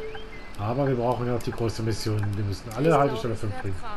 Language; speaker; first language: German; native; German